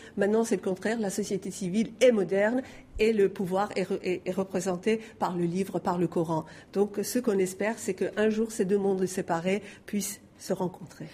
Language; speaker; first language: French; non-native, fluent; Persian